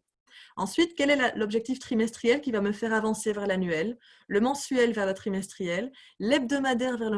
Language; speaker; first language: French; native; French